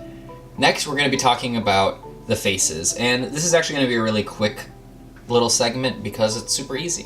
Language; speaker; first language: English; native; English